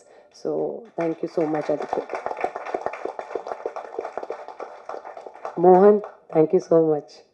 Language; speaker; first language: Tamil; non-native, fluent; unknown